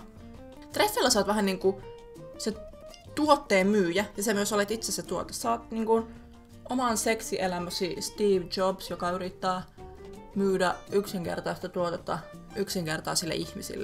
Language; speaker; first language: Finnish; native; Finnish